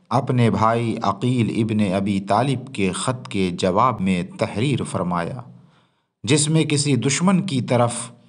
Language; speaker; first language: Hindi; native; Hindi